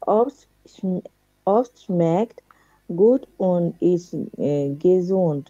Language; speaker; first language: German; non-native, learner; Bangla